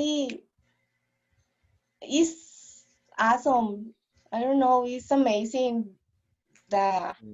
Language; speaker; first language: English; non-native, learner; Spanish